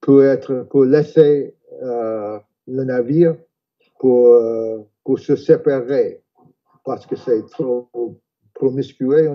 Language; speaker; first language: French; non-native, fluent; English